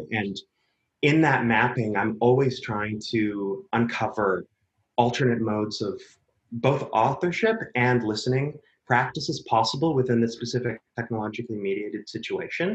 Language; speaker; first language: English; native; English